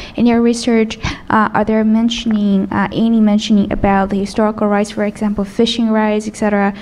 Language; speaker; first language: English; non-native, fluent; Chinese